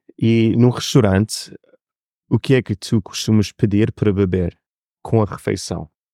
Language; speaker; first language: Portuguese; non-native, fluent; English